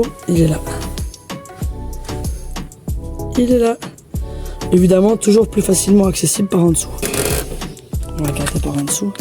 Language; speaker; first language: French; native; French